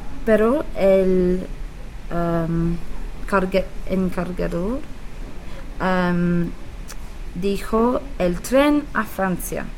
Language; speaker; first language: Spanish; non-native, learner; English